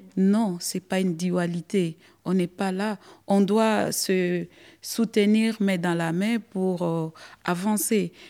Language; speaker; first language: French; non-native, local second language; Swahili